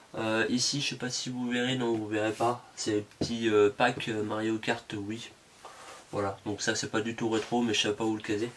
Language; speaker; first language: French; native; French